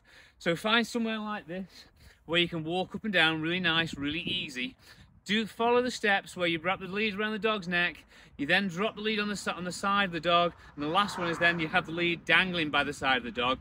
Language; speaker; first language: English; native; English